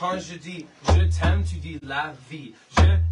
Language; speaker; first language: French; non-native, learner; English